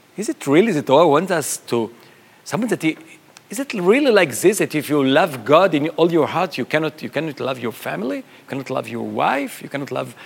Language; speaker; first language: English; non-native, fluent; Hebrew